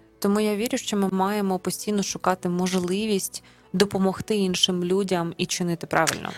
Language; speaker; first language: Ukrainian; native; Ukrainian